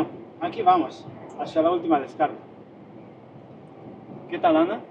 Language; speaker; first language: Spanish; native; Spanish